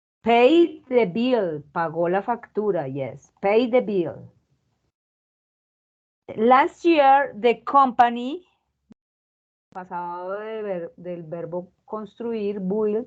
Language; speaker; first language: English; non-native, learner; Spanish